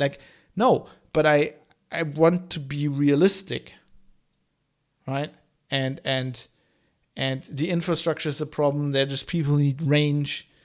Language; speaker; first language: English; non-native, fluent; German